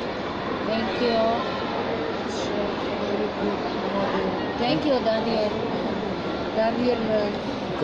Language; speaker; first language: English; non-native, learner; Turkish